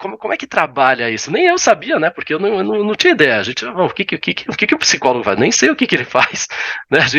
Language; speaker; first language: Portuguese; early bilingual, other home language; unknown